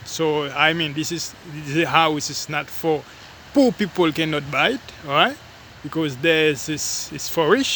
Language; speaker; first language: English; non-native, learner; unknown